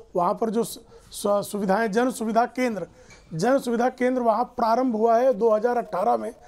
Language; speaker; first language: Hindi; native; Hindi